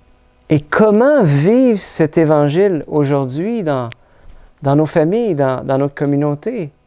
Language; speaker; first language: French; native; French